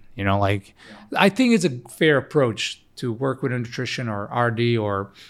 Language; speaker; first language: English; non-native, fluent; Macedonian